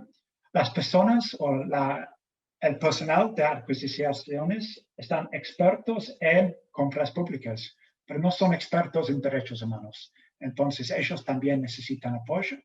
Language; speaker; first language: Spanish; non-native, fluent; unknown